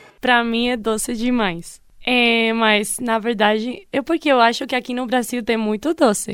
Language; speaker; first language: Portuguese; non-native, fluent; Spanish